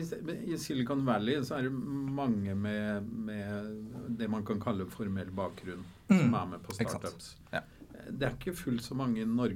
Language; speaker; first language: Norwegian; native; Norwegian